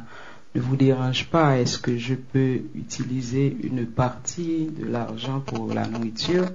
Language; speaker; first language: French; non-native, local second language; Haitian Creole